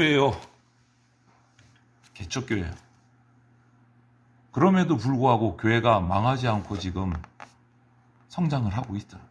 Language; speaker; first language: Korean; native; Korean